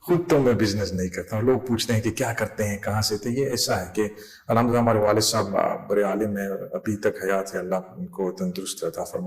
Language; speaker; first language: Hindi; non-native, fluent; English